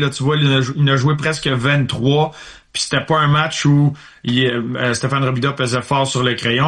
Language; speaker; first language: French; native; French